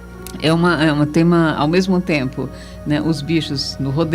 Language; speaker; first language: Portuguese; native; Portuguese